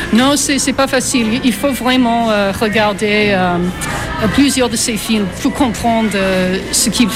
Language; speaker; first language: French; non-native, fluent; English